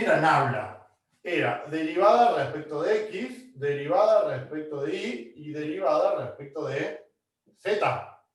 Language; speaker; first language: Spanish; native; Spanish